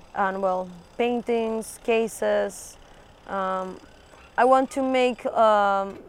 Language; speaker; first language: English; non-native, fluent; Spanish